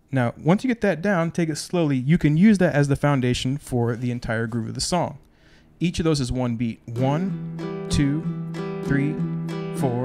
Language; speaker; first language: English; native; English